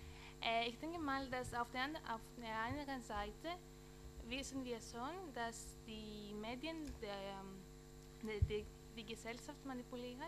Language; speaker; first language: German; non-native, learner; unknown